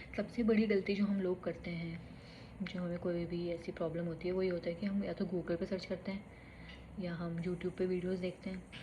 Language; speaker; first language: Hindi; native; Hindi